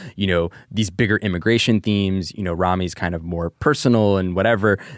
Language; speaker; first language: English; native; English